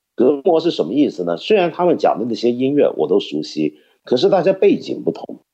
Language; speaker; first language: Chinese; non-native, local second language; Cantonese